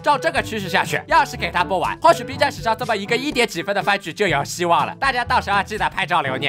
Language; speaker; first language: Chinese; native; Chinese